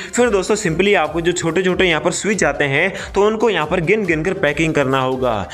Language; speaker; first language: Hindi; native; Hindi